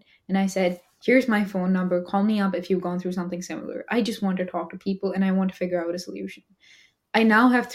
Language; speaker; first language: English; non-native, local second language; Hindi